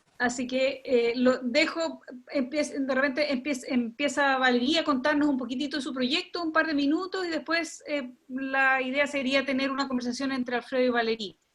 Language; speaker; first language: Spanish; native; Spanish